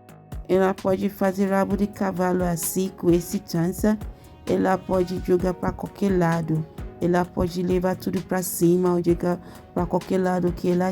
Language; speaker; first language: Portuguese; non-native, learner; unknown